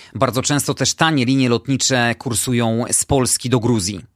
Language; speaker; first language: Polish; native; Polish